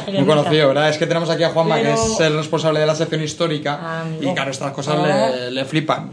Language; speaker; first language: Spanish; native; Spanish